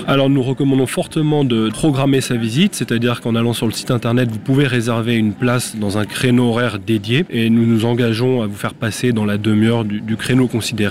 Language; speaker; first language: French; native; French